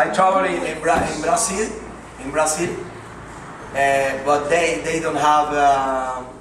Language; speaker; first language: English; non-native, learner; Spanish